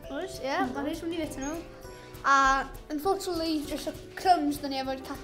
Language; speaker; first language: Welsh; non-native, local second language; English